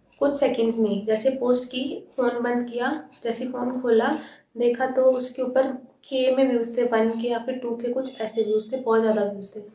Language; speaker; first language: Hindi; native; Hindi